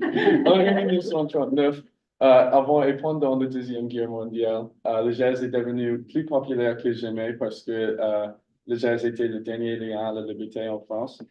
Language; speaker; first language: French; non-native, learner; English